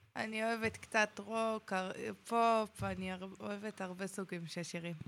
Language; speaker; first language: Hebrew; native; Hebrew